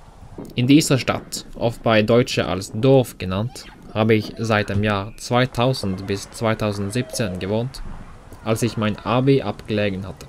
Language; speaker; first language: German; non-native, learner; Norwegian